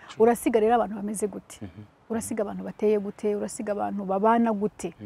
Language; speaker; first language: Kinyarwanda; early bilingual, heritage; Kinyarwanda